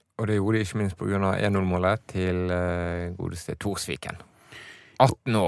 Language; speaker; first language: Norwegian; native; Norwegian